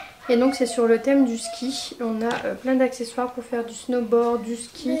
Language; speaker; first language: French; native; French